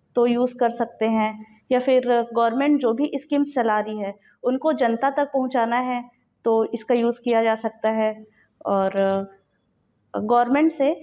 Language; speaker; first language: Hindi; native; Hindi